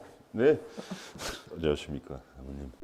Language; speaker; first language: Korean; non-native, fluent; French